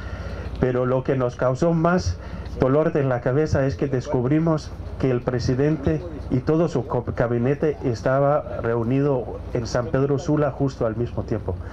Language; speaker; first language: Spanish; non-native, fluent; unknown